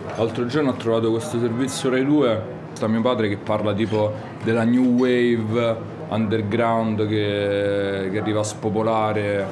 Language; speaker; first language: Italian; native; Italian